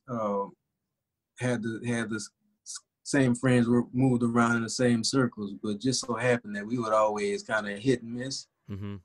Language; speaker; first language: English; native; English